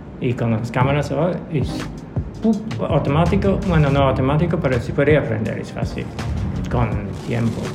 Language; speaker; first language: Spanish; non-native, learner; English